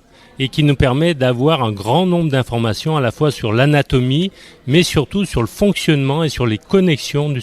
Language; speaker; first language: French; native; French